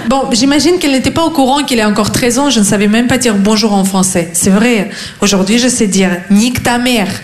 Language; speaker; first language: French; non-native, fluent; Russian